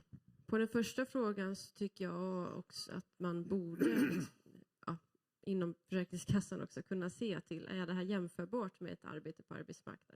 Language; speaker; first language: Swedish; native; Swedish